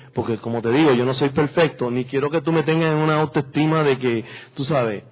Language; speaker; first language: Spanish; early bilingual, heritage; Spanish